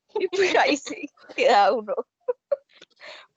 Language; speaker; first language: Spanish; native; Spanish